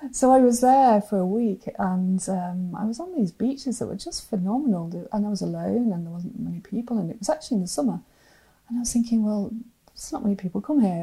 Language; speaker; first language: English; native; English